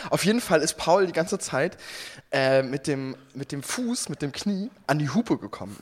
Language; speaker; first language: German; native; German